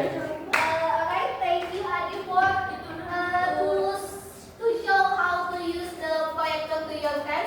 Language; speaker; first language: English; non-native, learner; Indonesian